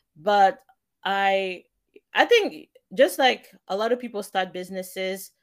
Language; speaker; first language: English; non-native, fluent; French